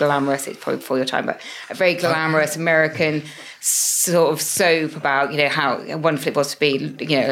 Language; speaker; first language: English; native; English